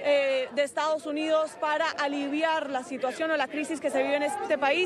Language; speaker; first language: Spanish; native; Spanish